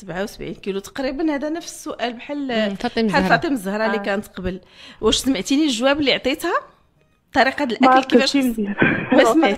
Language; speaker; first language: Arabic; native; Arabic